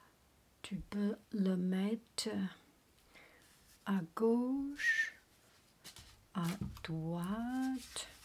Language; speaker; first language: French; non-native, learner; Chinese